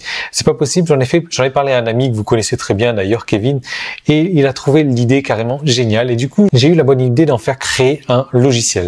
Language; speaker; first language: French; native; French